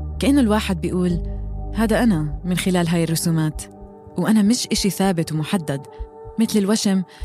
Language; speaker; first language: Arabic; native; Arabic